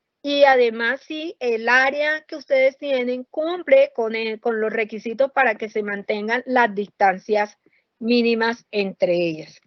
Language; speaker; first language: Spanish; native; Spanish